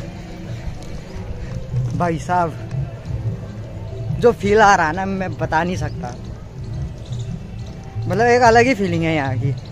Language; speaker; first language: Hindi; non-native, local second language; Nepali